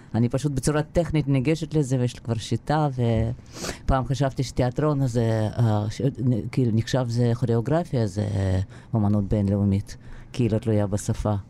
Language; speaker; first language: Hebrew; non-native, fluent; Russian